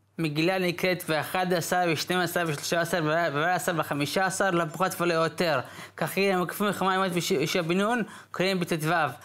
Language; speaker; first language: Hebrew; early bilingual, other home language; English